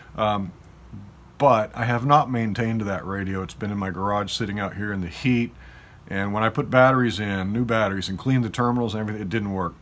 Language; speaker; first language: English; native; English